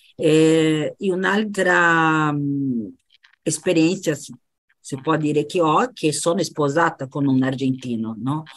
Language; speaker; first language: Italian; non-native, fluent; Portuguese